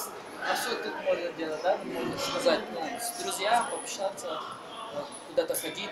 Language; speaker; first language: Russian; non-native, learner; Portuguese